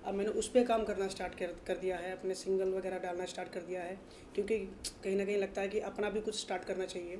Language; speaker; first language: Hindi; native; Hindi